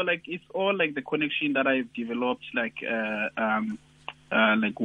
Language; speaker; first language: English; non-native, local second language; Xhosa